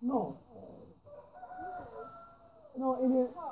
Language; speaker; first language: English; non-native, learner; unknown